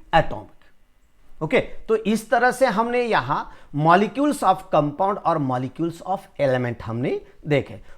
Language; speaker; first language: Hindi; non-native, local second language; Marathi